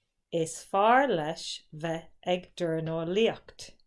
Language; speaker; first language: Irish; non-native, fluent; English